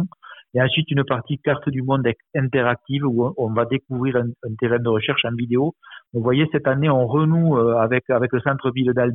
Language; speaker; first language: French; native; French